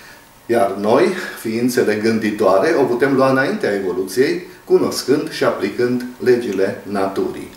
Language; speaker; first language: Romanian; native; Romanian